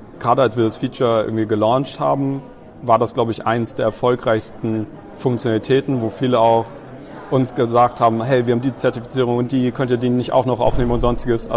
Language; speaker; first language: German; native; German